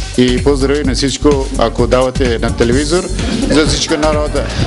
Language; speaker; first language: Bulgarian; non-native, learner; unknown